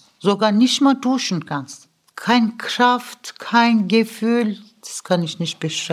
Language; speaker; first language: German; early bilingual, other home language; Turkish